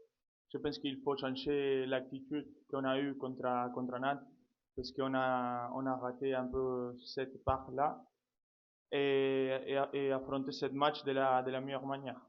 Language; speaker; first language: French; non-native, fluent; Spanish